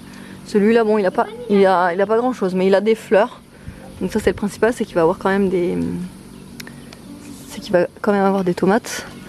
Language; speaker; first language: French; native; French